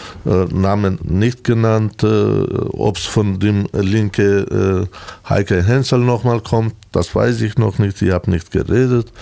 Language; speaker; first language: German; non-native, learner; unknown